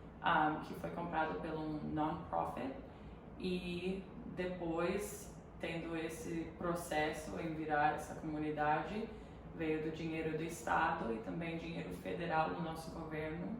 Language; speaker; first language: Portuguese; early bilingual, heritage; Portuguese